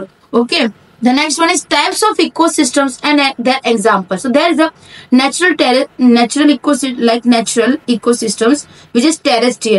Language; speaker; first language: English; non-native, local second language; Hindi